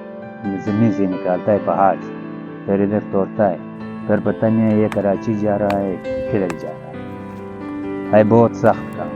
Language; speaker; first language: Hindi; non-native, local second language; Pashto